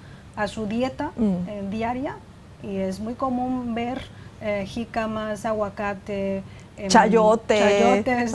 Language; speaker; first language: Spanish; non-native, fluent; Chinese